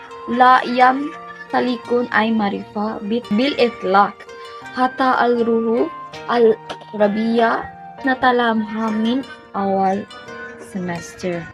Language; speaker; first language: Arabic; non-native, learner; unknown